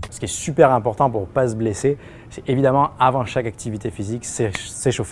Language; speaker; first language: French; native; French